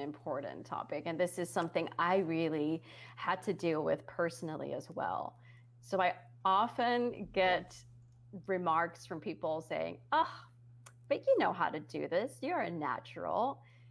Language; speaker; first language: English; non-native, fluent; Dutch